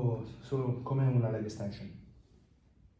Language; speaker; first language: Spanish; non-native, fluent; Italian